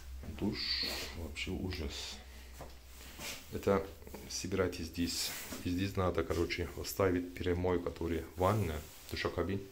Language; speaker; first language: Russian; non-native, learner; Turkish